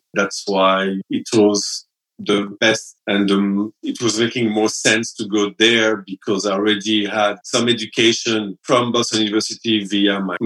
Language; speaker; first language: English; non-native, fluent; French